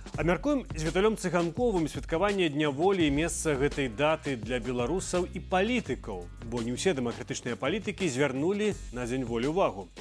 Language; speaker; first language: Belarusian; native; Belarusian